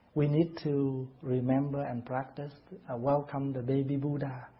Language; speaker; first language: English; non-native, fluent; Vietnamese